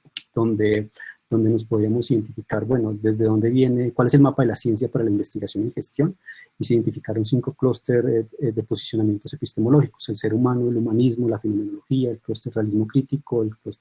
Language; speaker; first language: Spanish; native; Spanish